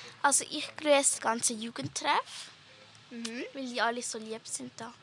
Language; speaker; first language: German; native; German